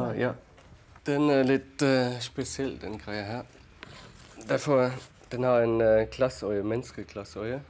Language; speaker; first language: Norwegian; non-native, fluent; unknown